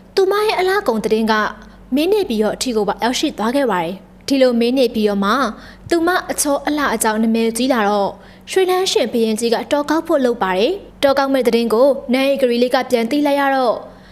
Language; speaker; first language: Burmese; native; Burmese